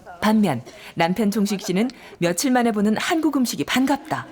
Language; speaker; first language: Korean; native; Korean